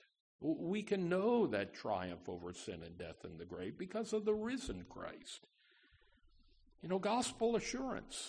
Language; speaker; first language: English; native; English